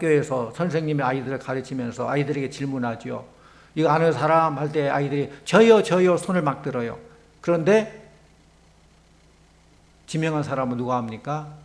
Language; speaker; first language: Korean; native; Korean